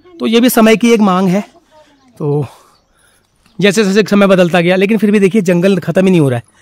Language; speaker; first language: Hindi; native; Hindi